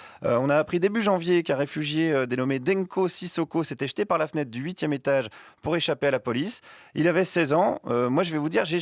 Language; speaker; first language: French; native; French